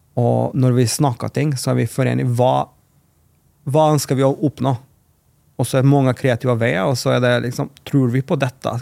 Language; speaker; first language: Norwegian; non-native, fluent; Macedonian